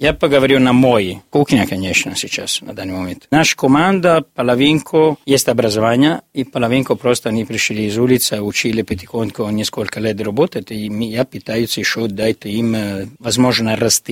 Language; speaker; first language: Russian; non-native, learner; Italian